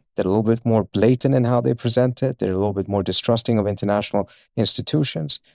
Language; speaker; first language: English; early bilingual, other home language; Persian